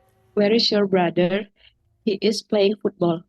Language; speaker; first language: English; non-native, learner; Indonesian